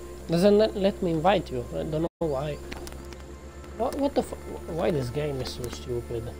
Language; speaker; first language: English; non-native, fluent; Italian